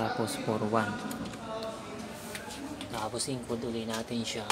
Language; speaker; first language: Filipino; native; Filipino